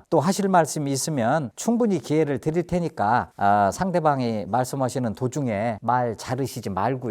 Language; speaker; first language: Korean; native; Korean